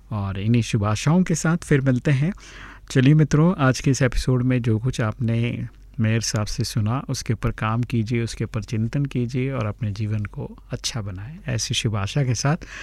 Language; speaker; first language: Hindi; native; Hindi